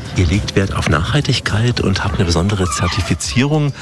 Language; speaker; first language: German; native; German